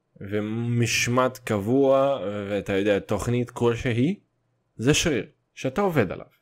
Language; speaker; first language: Hebrew; early bilingual, other home language; Russian